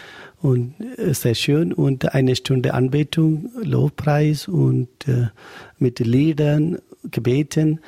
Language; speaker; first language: German; non-native, learner; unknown